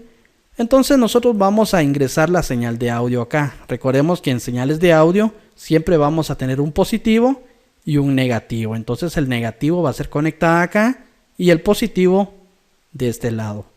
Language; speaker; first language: Spanish; native; Spanish